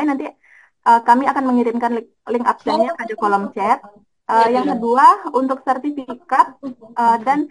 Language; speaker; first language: Indonesian; native; Indonesian